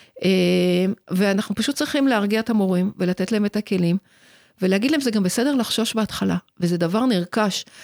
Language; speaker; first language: Hebrew; native; Hebrew